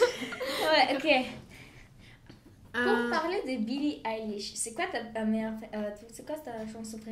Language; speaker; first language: French; non-native, fluent; Bulgarian